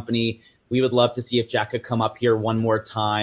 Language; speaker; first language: English; native; English